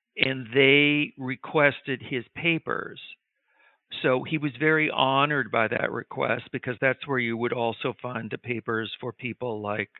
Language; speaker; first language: English; native; English